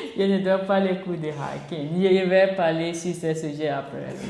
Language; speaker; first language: French; non-native, learner; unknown